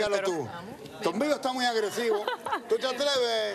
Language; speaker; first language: Spanish; native; Spanish